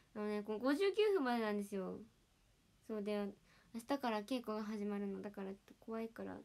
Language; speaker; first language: Japanese; native; Japanese